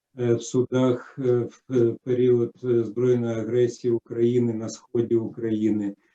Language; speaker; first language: Ukrainian; native; Ukrainian